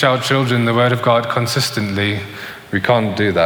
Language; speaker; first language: English; native; English